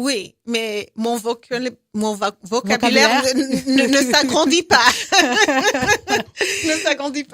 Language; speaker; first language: French; non-native, fluent; English